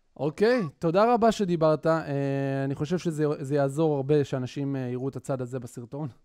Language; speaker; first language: Hebrew; native; Hebrew